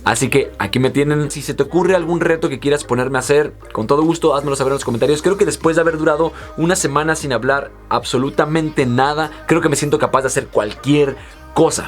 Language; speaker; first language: Spanish; native; Spanish